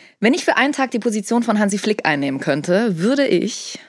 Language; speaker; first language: German; native; German